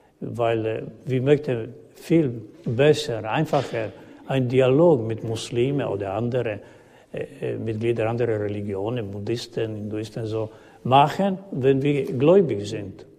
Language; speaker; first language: German; non-native, learner; Croatian